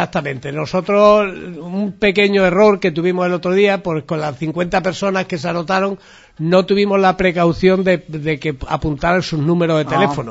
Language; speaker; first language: Spanish; native; Spanish